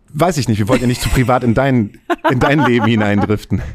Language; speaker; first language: German; native; German